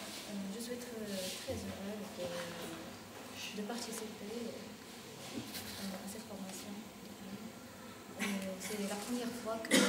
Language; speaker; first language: French; non-native, learner; Arabic